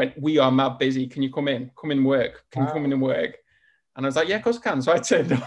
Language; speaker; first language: English; native; English